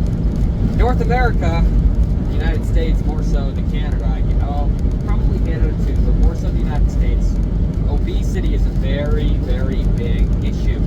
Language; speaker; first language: English; native; English